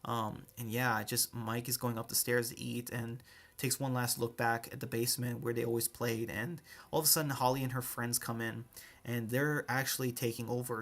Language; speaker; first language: English; native; English